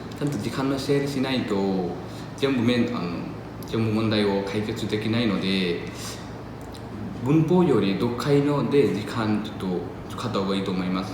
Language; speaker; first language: Japanese; non-native, learner; Nepali